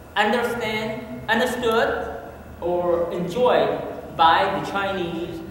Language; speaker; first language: English; non-native, fluent; Chinese